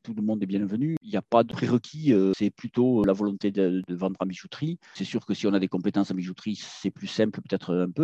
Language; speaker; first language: French; native; French